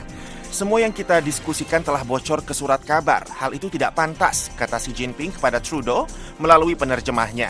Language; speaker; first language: Indonesian; native; Indonesian